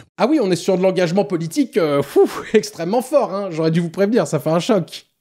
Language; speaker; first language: French; native; French